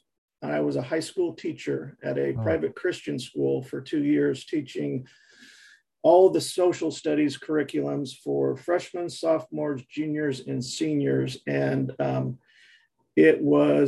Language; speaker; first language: English; native; English